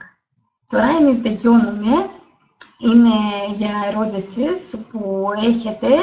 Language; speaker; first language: Greek; non-native, learner; Russian